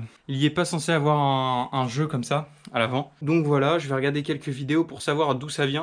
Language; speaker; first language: French; native; French